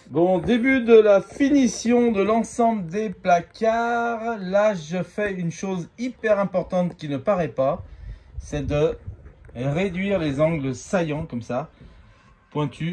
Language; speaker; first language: French; native; French